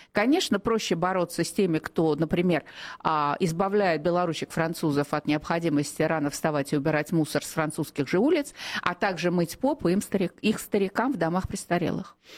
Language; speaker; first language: Russian; native; Russian